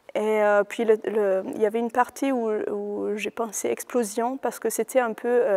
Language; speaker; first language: French; non-native, fluent; Hungarian